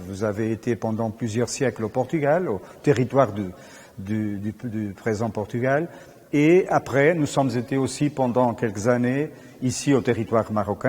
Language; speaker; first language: French; non-native, fluent; Portuguese